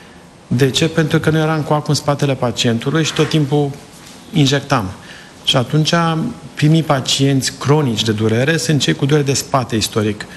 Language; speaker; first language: Romanian; native; Romanian